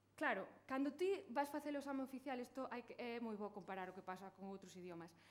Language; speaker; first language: Galician; native; Galician